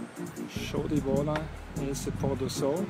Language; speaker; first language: Portuguese; non-native, fluent; German